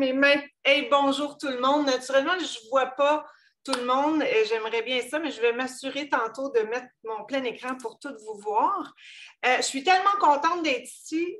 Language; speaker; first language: French; native; French